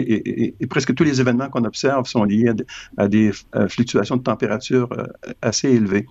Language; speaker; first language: French; native; French